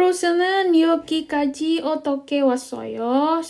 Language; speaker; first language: Korean; non-native, fluent; Indonesian